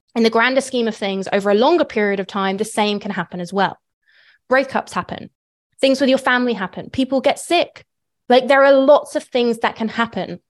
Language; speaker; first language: English; native; English